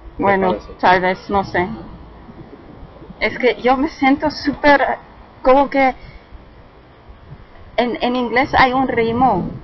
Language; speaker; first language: Spanish; non-native, fluent; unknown